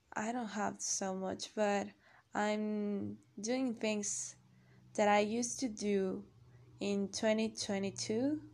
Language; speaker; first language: English; non-native, learner; Spanish